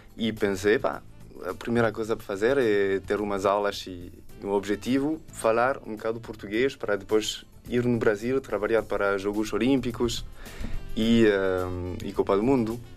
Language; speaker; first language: Portuguese; non-native, fluent; French